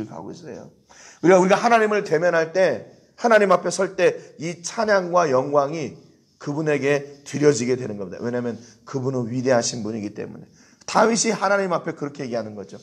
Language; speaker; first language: Korean; native; Korean